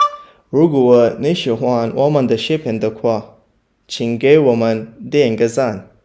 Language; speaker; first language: Chinese; non-native, learner; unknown